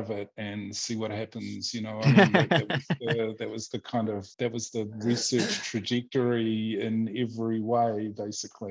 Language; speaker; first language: English; native; English